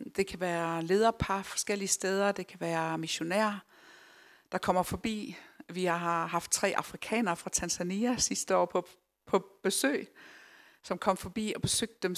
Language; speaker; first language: Danish; early bilingual, other home language; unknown